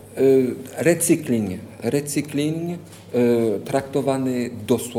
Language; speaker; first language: Polish; non-native, fluent; French